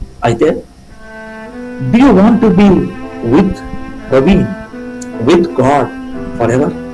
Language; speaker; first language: English; non-native, local second language; Telugu